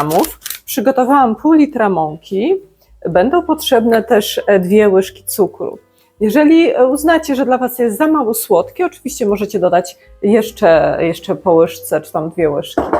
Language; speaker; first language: Polish; native; Polish